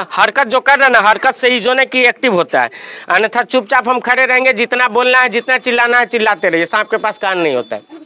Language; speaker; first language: Hindi; native; Hindi